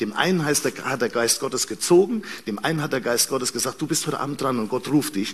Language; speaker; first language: German; native; German